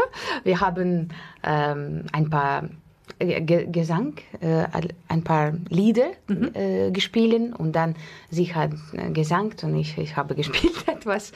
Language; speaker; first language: German; non-native, learner; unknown